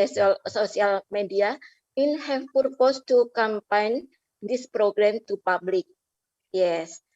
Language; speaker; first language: English; non-native, learner; Indonesian